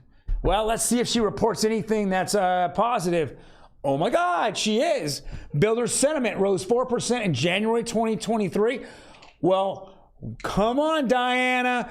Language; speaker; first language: English; native; English